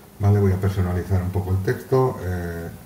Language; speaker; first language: Spanish; native; Spanish